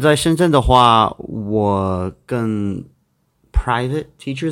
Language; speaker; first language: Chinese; non-native, learner; English